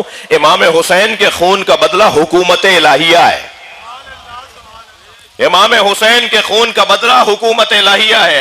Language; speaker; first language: Urdu; native; Urdu